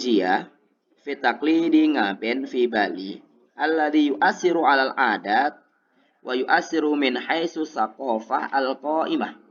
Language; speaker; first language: Arabic; non-native, learner; Indonesian